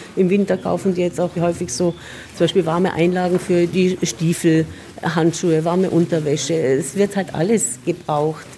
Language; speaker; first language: German; native; German